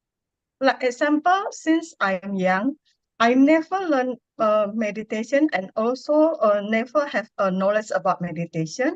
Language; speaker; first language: English; non-native, learner; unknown